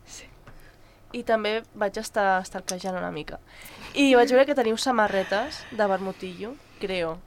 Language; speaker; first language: Catalan; non-native, local second language; Spanish